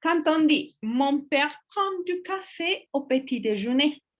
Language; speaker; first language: French; non-native, fluent; Spanish